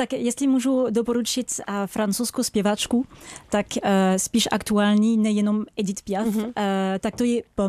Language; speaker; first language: Czech; non-native, fluent; French